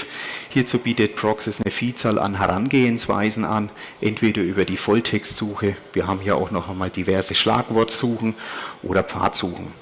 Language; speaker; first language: German; native; German